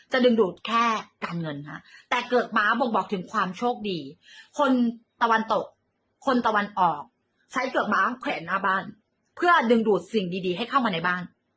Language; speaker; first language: Thai; native; Thai